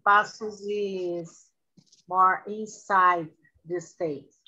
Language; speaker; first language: English; non-native, learner; Portuguese